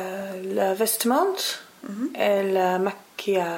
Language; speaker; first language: French; non-native, learner; English